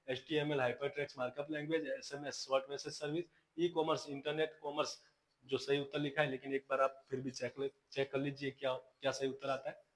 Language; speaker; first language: Hindi; non-native, local second language; Gujarati